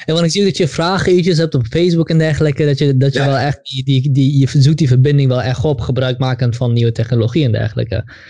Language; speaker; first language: Dutch; native; Dutch